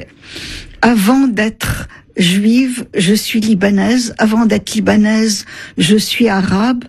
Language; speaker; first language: French; non-native, local second language; Arabic